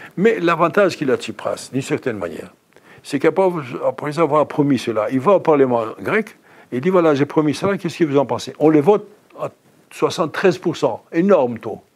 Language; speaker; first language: French; non-native, fluent; Greek